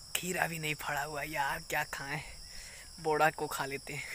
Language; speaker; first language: Hindi; native; Hindi